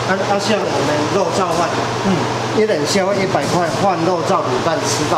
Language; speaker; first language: Chinese; native; Chinese